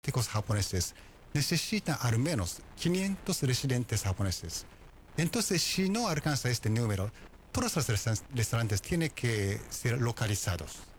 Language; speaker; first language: Spanish; non-native, fluent; Japanese